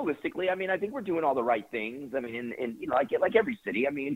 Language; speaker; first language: English; early bilingual, other home language; Spanish